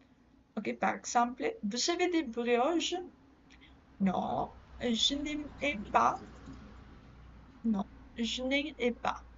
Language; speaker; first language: French; non-native, learner; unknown